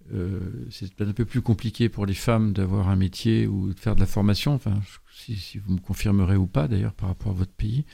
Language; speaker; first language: French; native; French